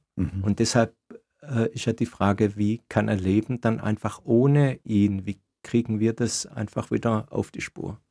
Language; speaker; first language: German; native; German